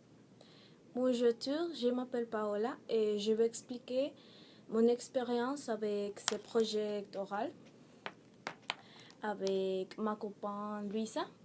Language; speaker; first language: French; non-native, learner; Spanish